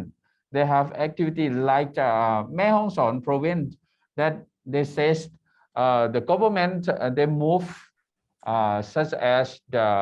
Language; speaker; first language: English; non-native, learner; Thai